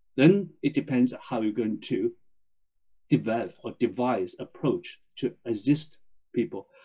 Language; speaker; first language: English; non-native, fluent; Chinese